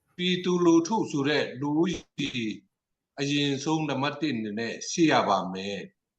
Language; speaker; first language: Burmese; non-native, local second language; Tedim Chin